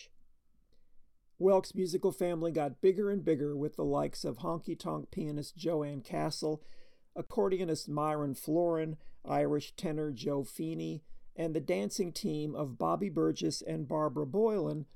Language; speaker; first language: English; native; English